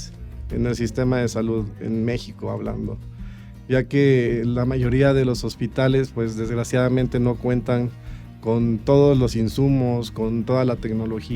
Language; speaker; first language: Spanish; native; Spanish